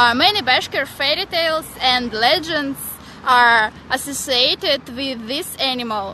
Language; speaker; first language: English; non-native, learner; Russian